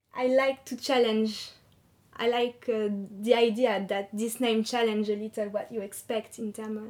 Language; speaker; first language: English; non-native, fluent; French